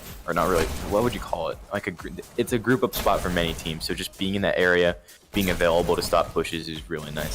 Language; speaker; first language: English; native; English